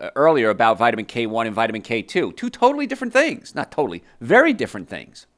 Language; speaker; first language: English; early bilingual, other home language; Italian